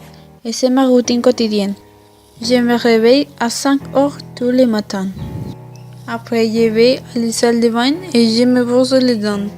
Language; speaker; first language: French; non-native, learner; Spanish